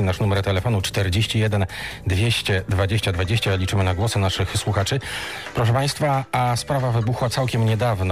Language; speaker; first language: Polish; native; Polish